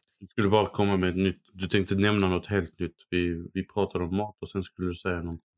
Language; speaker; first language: Swedish; non-native, fluent; Arabic